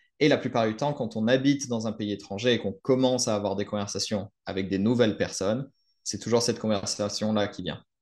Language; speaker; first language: French; native; French